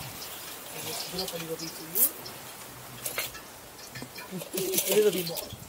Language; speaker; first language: English; non-native, fluent; Spanish